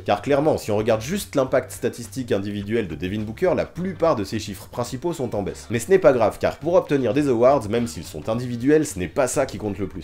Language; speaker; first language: French; native; French